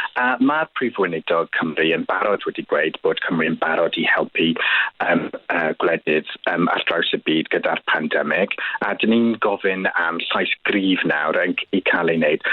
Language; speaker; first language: Welsh; non-native, local second language; English